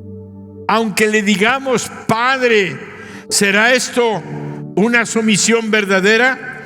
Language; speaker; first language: Spanish; native; Spanish